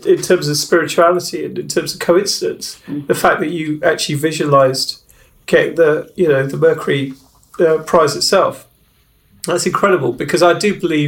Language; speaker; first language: English; native; English